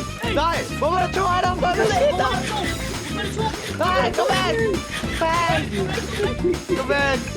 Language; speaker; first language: Danish; native; Danish